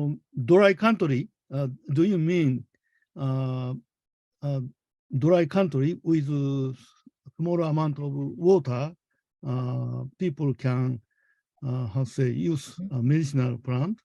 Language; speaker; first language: English; non-native, fluent; Japanese